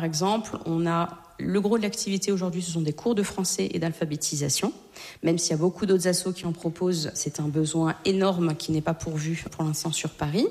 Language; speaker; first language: French; native; French